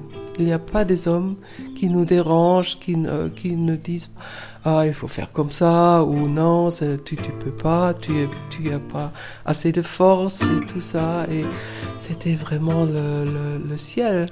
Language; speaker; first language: French; non-native, fluent; German